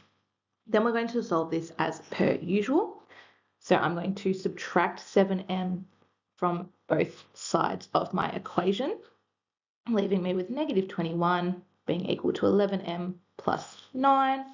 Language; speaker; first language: English; native; English